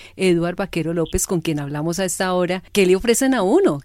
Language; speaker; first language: Spanish; native; Spanish